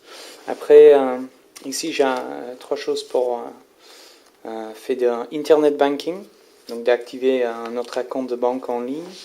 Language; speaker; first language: French; non-native, learner; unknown